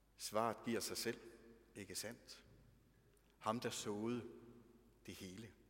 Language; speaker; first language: Danish; native; Danish